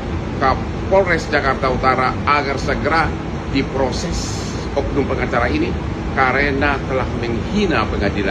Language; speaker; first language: Indonesian; native; Indonesian